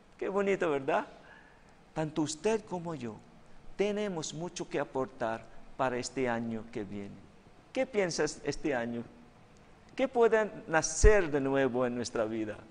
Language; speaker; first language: Spanish; non-native, fluent; Filipino